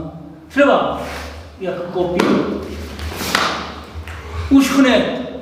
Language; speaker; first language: Czech; non-native, learner; Korean